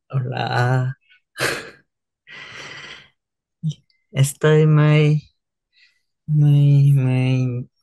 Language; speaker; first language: Spanish; non-native, learner; Japanese